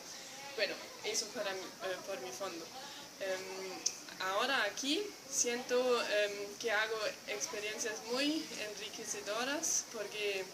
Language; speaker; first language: Spanish; non-native, fluent; German